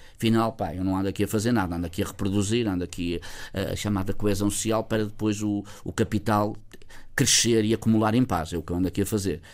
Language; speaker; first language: Portuguese; native; Portuguese